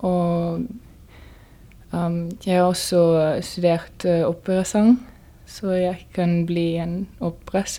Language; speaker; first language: Norwegian; non-native, learner; German